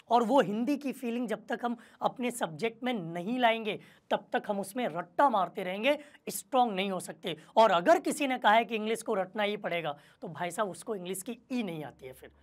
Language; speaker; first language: Hindi; native; Hindi